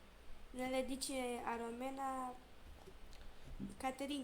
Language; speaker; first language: Italian; non-native, learner; Romanian